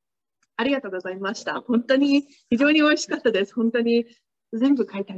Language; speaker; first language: Japanese; non-native, fluent; English